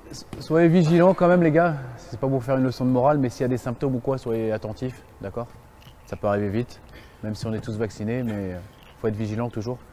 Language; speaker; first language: French; native; French